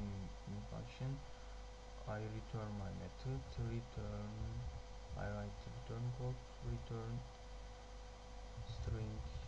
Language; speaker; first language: English; non-native, learner; Turkish